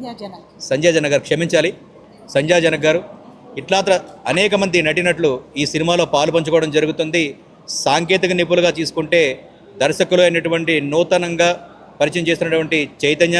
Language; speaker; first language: Telugu; native; Telugu